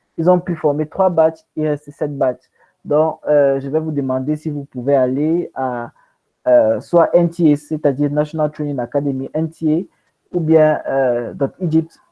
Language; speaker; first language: French; non-native, local second language; English